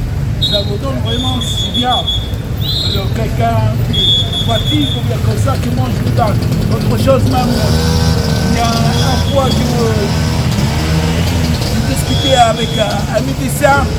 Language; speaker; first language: French; non-native, learner; Arabic